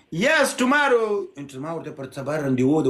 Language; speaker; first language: English; non-native, learner; Pashto